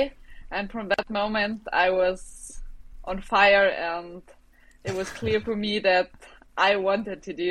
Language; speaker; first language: English; non-native, fluent; German